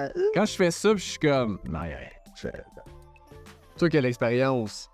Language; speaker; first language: French; native; French